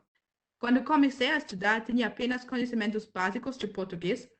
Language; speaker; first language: Portuguese; non-native, fluent; German